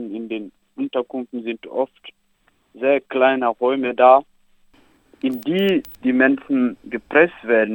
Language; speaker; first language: German; non-native, learner; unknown